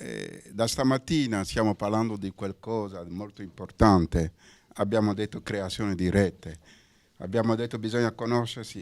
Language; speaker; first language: Italian; non-native, fluent; Fon